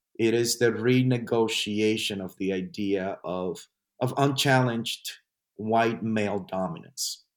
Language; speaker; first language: English; non-native, fluent; Spanish